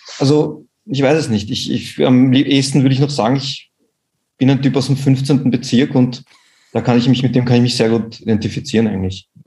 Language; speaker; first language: German; early bilingual, other home language; Persian